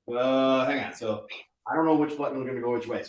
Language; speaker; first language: English; native; English